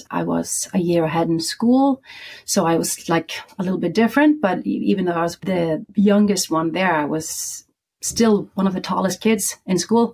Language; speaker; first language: English; non-native, fluent; Icelandic